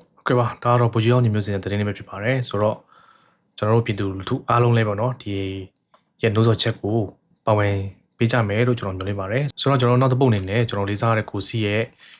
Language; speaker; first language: Burmese; native; Burmese